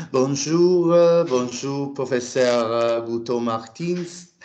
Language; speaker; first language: French; non-native, learner; Italian